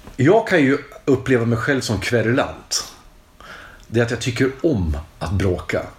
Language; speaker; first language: Swedish; native; Swedish